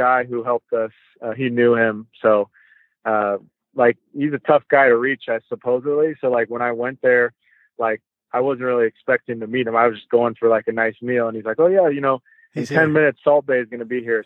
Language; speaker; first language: English; native; English